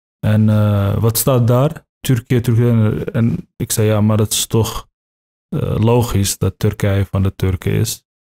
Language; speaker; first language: Dutch; early bilingual, other home language; Turkish